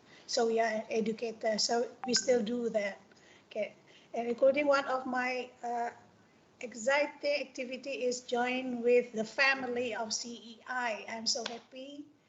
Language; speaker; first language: English; non-native, fluent; Indonesian